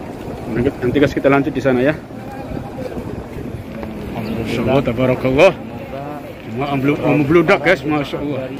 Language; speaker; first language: Indonesian; non-native, local second language; Javanese